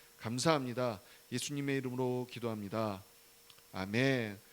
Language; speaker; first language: Korean; native; Korean